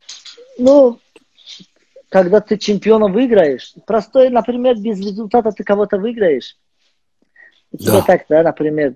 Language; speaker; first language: Russian; non-native, learner; Azerbaijani